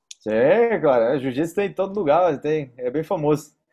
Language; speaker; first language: Portuguese; native; Portuguese